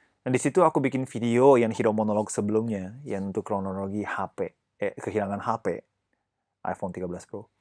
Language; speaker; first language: Indonesian; non-native, fluent; Japanese